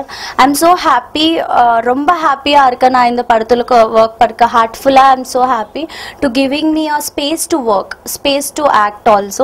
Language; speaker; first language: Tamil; non-native, learner; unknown